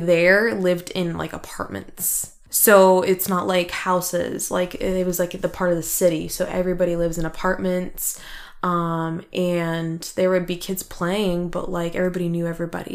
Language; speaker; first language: English; early bilingual, other home language; Russian